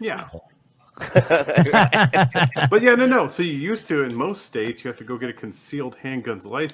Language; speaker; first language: English; native; English